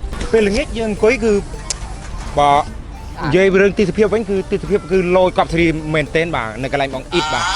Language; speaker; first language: Thai; non-native, fluent; Khmer